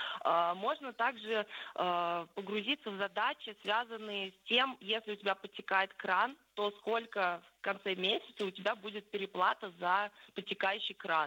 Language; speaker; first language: Russian; native; Russian